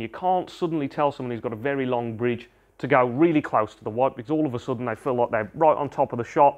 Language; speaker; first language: English; native; English